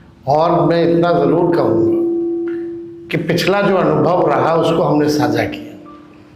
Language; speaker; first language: Hindi; native; Hindi